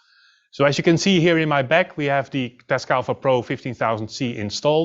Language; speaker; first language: English; non-native, fluent; Dutch